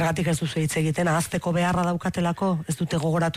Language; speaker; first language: Basque; native; Basque